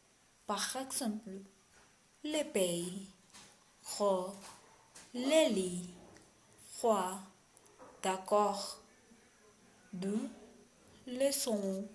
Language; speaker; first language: French; non-native, learner; Spanish